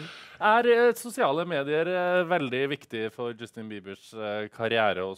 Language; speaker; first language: Norwegian; native; Norwegian